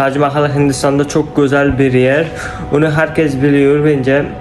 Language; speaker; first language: Turkish; non-native, learner; Uzbek